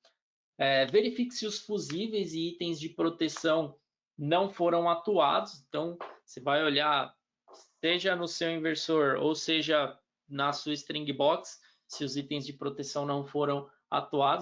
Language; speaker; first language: Portuguese; native; Portuguese